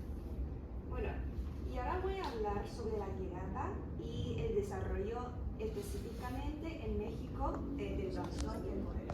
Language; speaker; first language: Spanish; non-native, fluent; Chinese